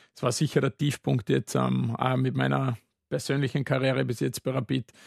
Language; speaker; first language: German; native; German